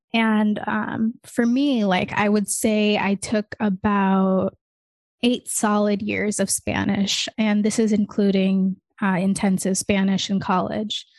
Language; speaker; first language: English; native; English